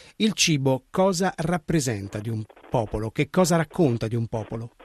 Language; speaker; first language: Italian; native; Italian